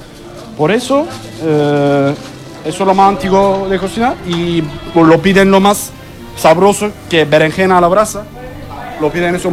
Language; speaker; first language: Spanish; non-native, learner; Turkish